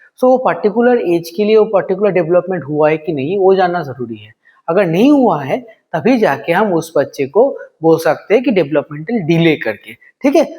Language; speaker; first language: Hindi; non-native, local second language; Bangla